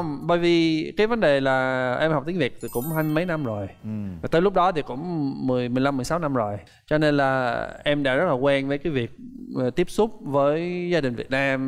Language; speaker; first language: Vietnamese; non-native, fluent; English